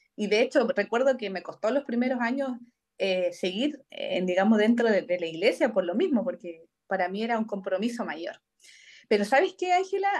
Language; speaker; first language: Spanish; native; Spanish